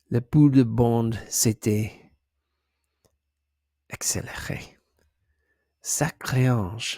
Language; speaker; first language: French; non-native, learner; English